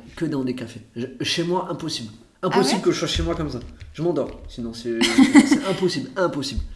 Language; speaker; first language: French; early bilingual, other home language; Portuguese